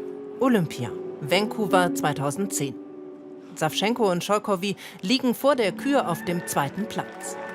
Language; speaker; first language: German; native; German